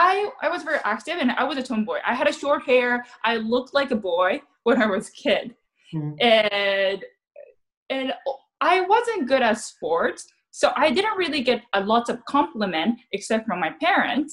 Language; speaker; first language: English; non-native, fluent; Japanese